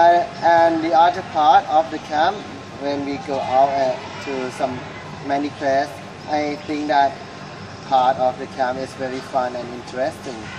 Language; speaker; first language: English; non-native, learner; Thai